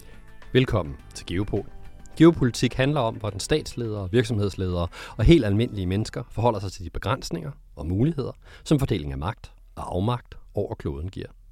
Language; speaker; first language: Danish; native; Danish